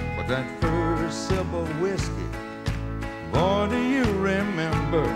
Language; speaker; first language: English; native; English